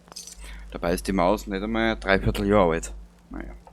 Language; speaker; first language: German; native; German